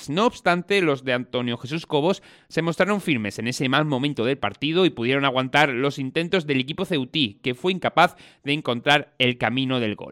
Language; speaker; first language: Spanish; native; Spanish